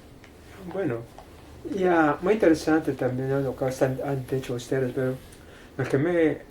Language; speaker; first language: Spanish; non-native, fluent; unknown